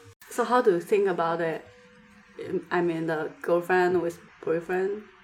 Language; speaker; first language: English; non-native, learner; Chinese